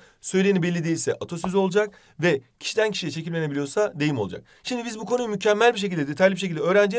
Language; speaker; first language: Turkish; native; Turkish